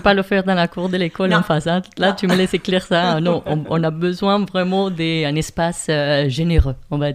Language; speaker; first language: French; non-native, fluent; Spanish